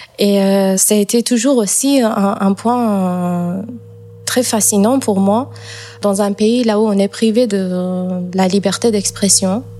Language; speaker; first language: French; non-native, fluent; Persian